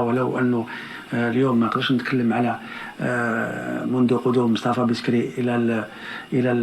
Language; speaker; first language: Arabic; native; Arabic